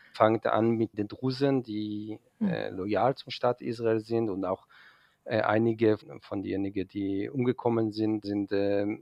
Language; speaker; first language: German; non-native, fluent; Hebrew